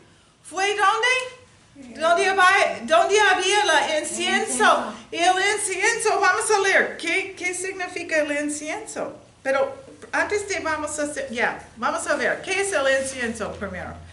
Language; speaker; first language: Spanish; non-native, learner; English